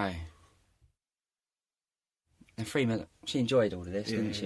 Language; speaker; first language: English; native; English